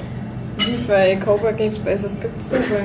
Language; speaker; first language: German; native; German